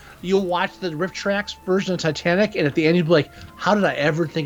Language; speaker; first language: English; native; English